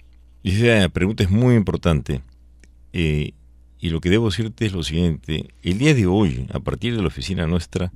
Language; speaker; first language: Spanish; native; Spanish